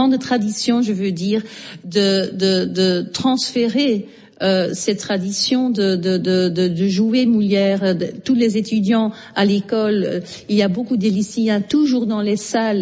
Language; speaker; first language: French; non-native, fluent; Dutch